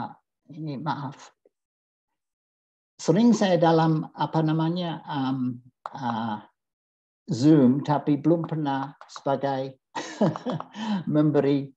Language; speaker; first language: Indonesian; non-native, fluent; English